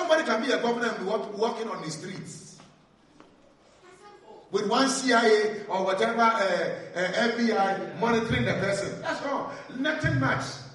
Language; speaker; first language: English; non-native, local second language; Akan